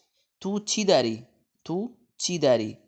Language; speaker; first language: Persian; non-native, fluent; Urdu